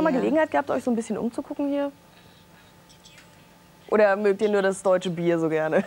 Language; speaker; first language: German; native; German